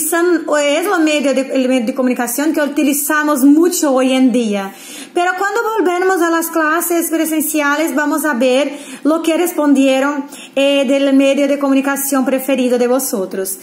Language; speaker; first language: Spanish; non-native, fluent; Portuguese